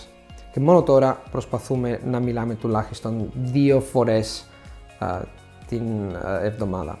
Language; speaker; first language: Greek; non-native, fluent; Italian